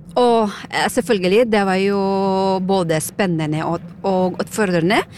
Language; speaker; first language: Norwegian; non-native, fluent; Filipino